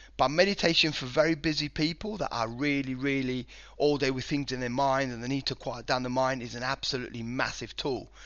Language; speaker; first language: English; non-native, fluent; Spanish